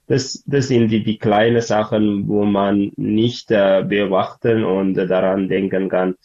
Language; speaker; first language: German; non-native, learner; Tigrinya